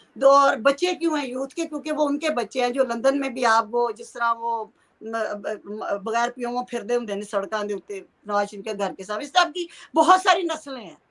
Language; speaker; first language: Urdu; non-native, local second language; Punjabi